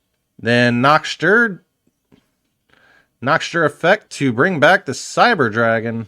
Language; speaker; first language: English; native; English